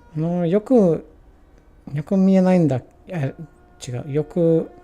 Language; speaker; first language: Japanese; non-native, learner; English